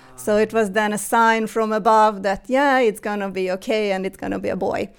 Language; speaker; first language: English; non-native, fluent; Hungarian